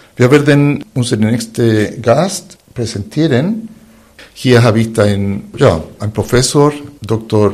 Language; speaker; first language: German; non-native, fluent; Spanish